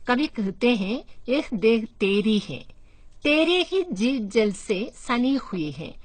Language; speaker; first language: Hindi; non-native, local second language; Malayalam